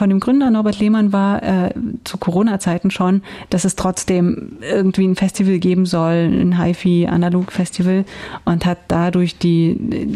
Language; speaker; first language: German; native; German